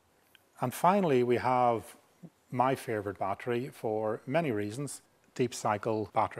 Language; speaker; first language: English; native; English